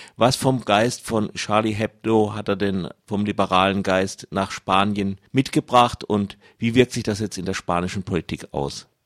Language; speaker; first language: German; native; German